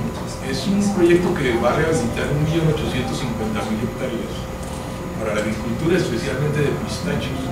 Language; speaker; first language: Spanish; native; Spanish